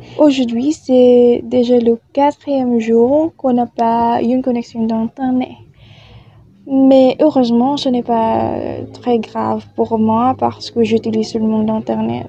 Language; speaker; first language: French; non-native, learner; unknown